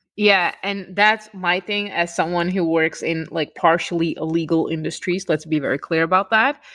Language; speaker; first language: English; non-native, fluent; Czech